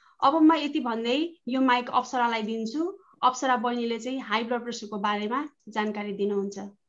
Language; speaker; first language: Nepali; native; Nepali